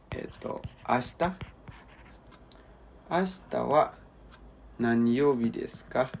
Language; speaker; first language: Japanese; non-native, learner; Indonesian